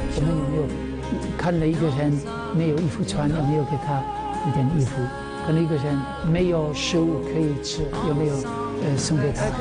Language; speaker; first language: Chinese; non-native, fluent; French